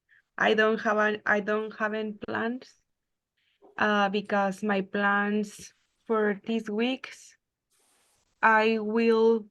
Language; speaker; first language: English; non-native, learner; Spanish